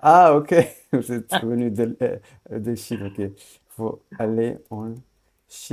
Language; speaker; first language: French; non-native, fluent; Sinhala